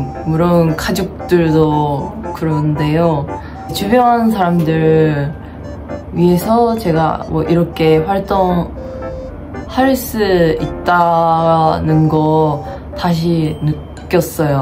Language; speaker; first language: Korean; non-native, fluent; Japanese